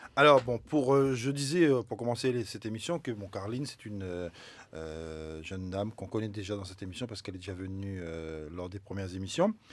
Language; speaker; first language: French; native; French